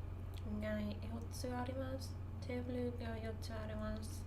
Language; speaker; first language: Japanese; non-native, learner; English